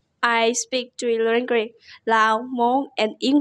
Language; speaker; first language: English; non-native, learner; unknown